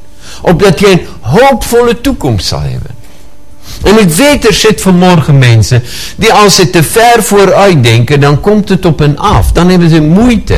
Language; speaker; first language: Dutch; non-native, fluent; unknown